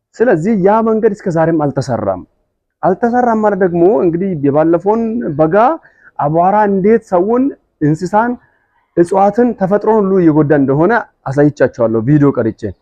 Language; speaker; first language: Amharic; non-native, local second language; Hadiyya